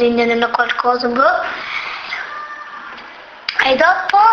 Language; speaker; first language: Italian; non-native, local second language; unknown